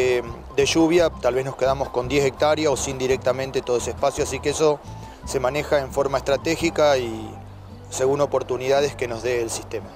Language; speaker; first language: Spanish; native; Spanish